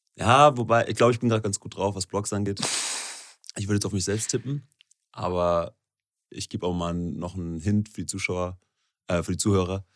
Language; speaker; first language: German; native; German